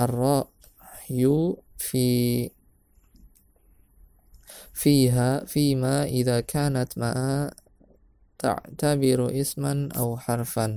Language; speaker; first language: Arabic; non-native, fluent; Indonesian